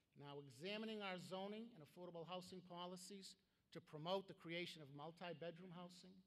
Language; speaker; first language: English; native; English